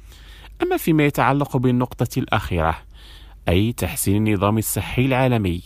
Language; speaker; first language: Arabic; non-native, fluent; Indonesian